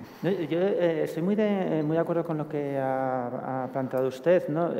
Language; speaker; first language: Spanish; native; Spanish